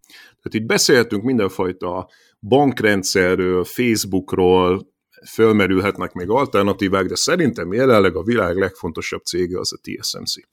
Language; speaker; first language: Hungarian; native; Hungarian